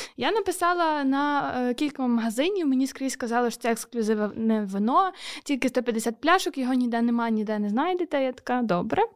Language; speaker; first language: Ukrainian; native; Ukrainian